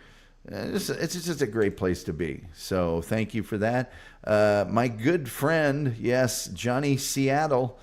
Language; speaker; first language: English; native; English